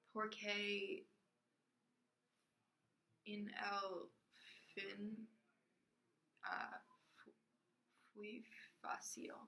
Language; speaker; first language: Spanish; non-native, learner; English